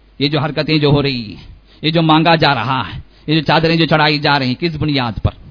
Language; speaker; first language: Urdu; native; Urdu